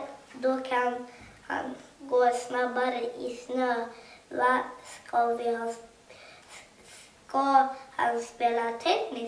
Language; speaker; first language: Swedish; early bilingual, other home language; Kurdish